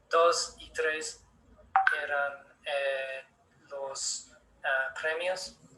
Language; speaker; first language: Spanish; non-native, learner; English